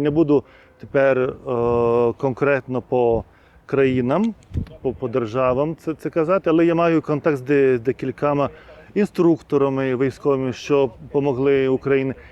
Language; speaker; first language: Ukrainian; non-native, fluent; Lithuanian